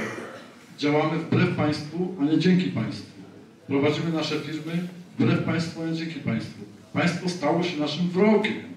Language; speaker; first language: Polish; native; Polish